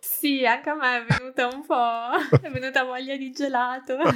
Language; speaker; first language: Italian; native; Italian